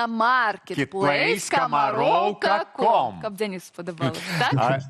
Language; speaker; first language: Belarusian; native; Belarusian